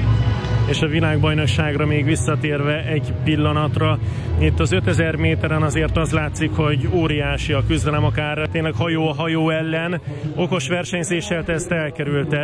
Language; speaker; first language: Hungarian; native; Hungarian